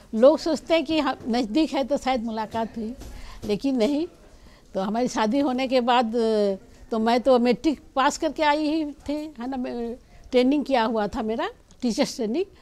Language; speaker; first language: Hindi; non-native, local second language; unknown